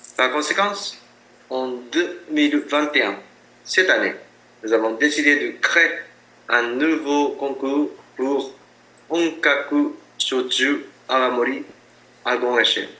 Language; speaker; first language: French; non-native, learner; Japanese